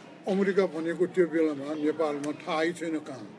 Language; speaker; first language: Nepali; non-native, local second language; Newari